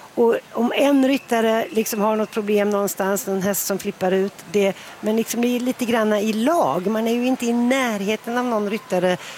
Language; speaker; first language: Swedish; native; Swedish